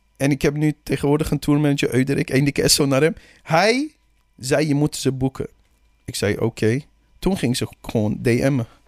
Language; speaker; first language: Dutch; early bilingual, other home language; Persian